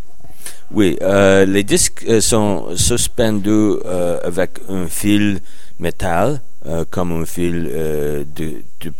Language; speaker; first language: French; non-native, learner; English